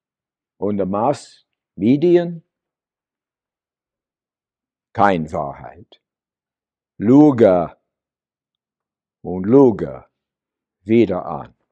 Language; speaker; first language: German; non-native, learner; English